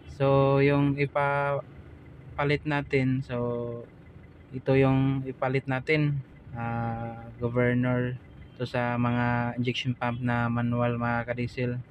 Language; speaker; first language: Filipino; non-native, local second language; Cebuano